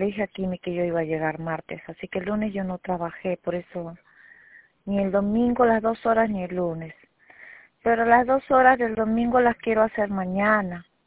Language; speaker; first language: Spanish; native; Spanish